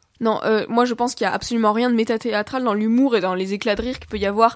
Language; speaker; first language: French; native; French